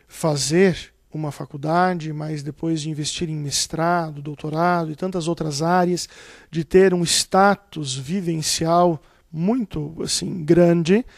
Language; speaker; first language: Portuguese; native; Portuguese